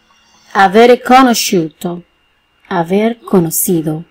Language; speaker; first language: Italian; non-native, learner; Spanish